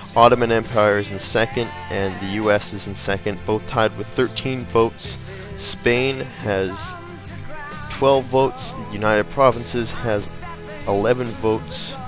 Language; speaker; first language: English; native; English